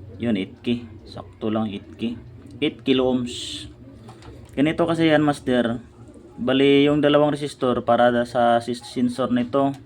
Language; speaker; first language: Filipino; non-native, local second language; Cebuano